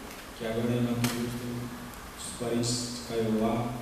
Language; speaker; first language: Portuguese; non-native, local second language; Guarani